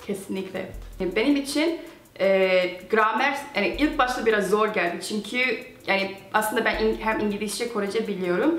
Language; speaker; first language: Turkish; non-native, fluent; Korean